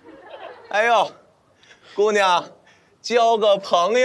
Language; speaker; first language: Chinese; native; Chinese